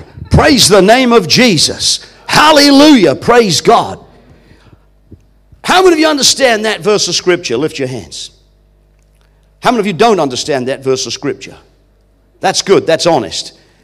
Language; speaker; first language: English; native; English